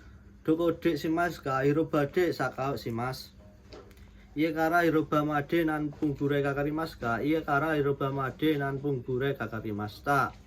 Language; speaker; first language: Japanese; non-native, learner; Indonesian